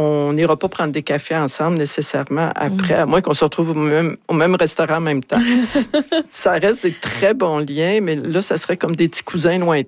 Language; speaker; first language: French; native; French